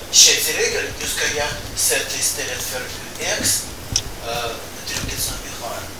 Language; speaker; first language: Swedish; non-native, fluent; Russian